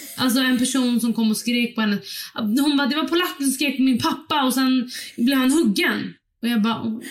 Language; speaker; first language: Swedish; early bilingual, other home language; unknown